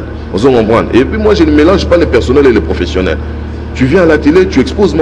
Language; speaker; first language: French; non-native, local second language; Lingala